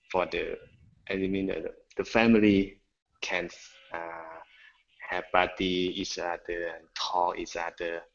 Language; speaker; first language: English; non-native, learner; Thai